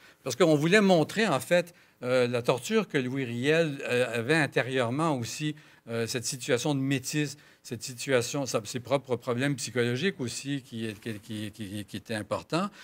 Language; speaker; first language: French; native; French